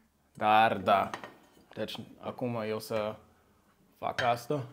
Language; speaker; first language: Romanian; non-native, learner; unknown